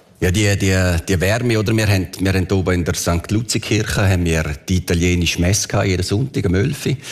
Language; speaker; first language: German; early bilingual, other home language; Italian